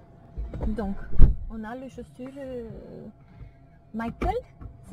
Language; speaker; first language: French; non-native, fluent; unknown